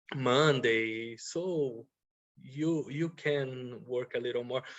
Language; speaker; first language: English; non-native, learner; Portuguese